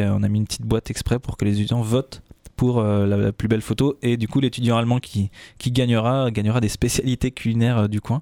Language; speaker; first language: French; native; French